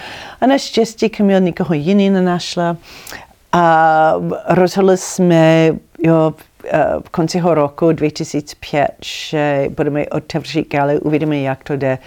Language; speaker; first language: Czech; non-native, learner; English